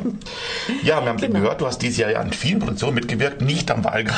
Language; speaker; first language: German; native; German